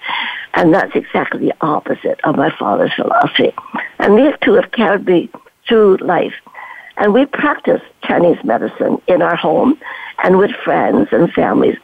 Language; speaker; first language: English; native; English